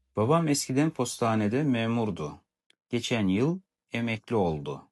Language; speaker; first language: Turkish; non-native, fluent; Kazakh